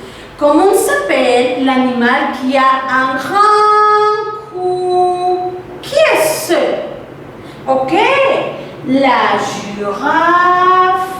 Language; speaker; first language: French; non-native, fluent; Spanish